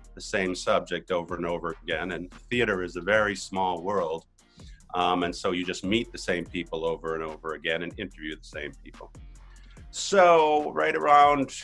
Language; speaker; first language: English; native; English